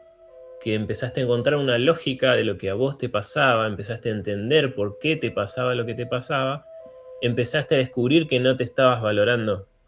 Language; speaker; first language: Spanish; native; Spanish